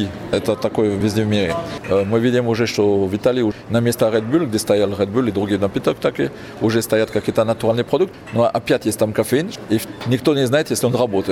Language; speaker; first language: Russian; non-native, fluent; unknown